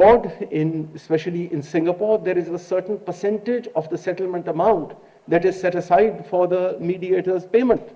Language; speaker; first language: English; non-native, local second language; Urdu